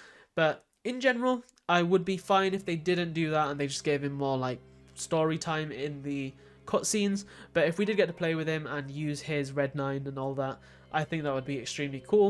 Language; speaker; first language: English; native; English